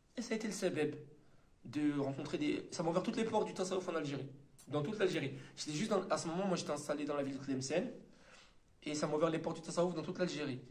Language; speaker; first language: French; native; French